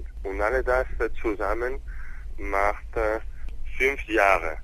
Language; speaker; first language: German; non-native, learner; Spanish